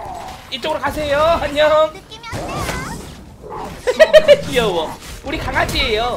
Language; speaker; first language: Korean; native; Korean